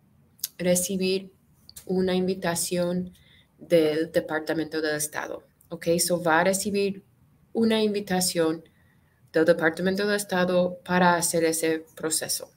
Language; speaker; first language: Spanish; non-native, fluent; English